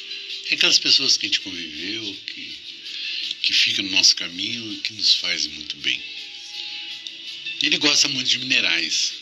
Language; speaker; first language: Portuguese; native; Portuguese